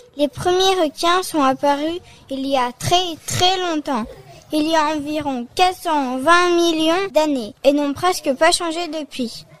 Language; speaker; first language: French; native; French